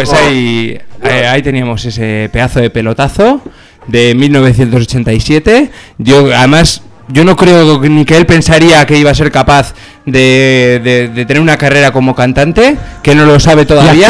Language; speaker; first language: Spanish; native; Spanish